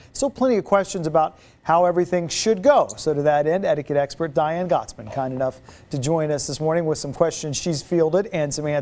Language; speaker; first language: English; native; English